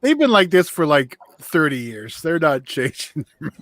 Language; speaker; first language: English; native; English